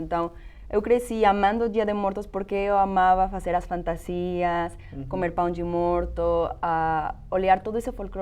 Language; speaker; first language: Portuguese; non-native, fluent; Spanish